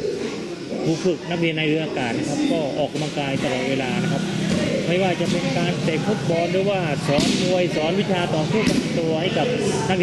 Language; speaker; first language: Thai; native; Thai